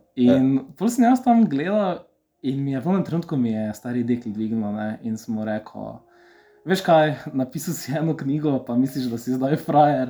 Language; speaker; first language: Slovenian; early bilingual, other home language; Serbian